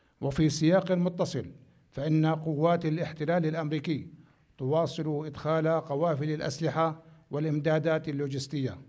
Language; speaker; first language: Arabic; native; Arabic